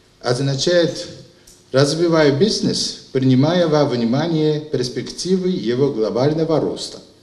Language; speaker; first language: Russian; non-native, fluent; Japanese